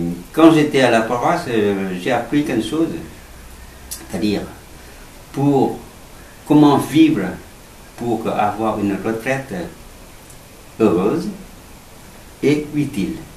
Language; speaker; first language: French; non-native, learner; Vietnamese